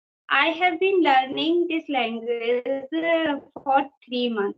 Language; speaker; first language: English; non-native, fluent; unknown